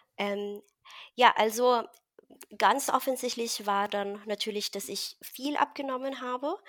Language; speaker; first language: German; non-native, fluent; Filipino